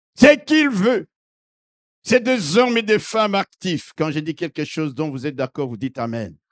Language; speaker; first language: French; non-native, local second language; Lingala